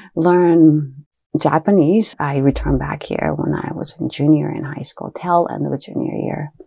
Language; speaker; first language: English; early bilingual, other home language; Japanese